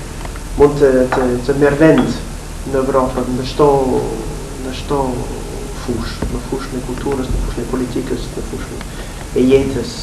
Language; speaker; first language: Albanian; non-native, fluent; English